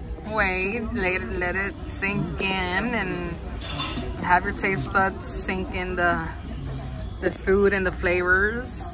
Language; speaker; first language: English; early bilingual, other home language; Spanish